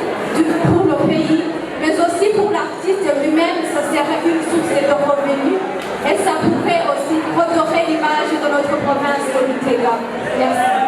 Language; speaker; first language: French; non-native, local second language; Rundi